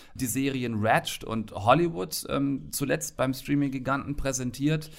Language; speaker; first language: German; native; German